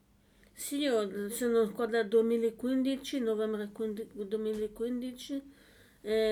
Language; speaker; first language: Italian; non-native, learner; French